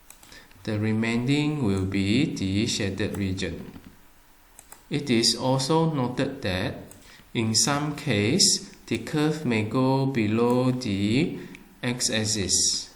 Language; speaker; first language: English; non-native, fluent; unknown